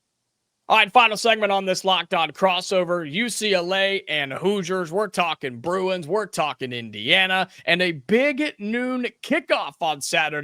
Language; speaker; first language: English; native; English